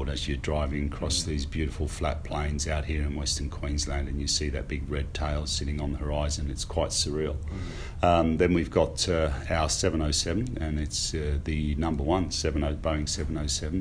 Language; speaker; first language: English; native; English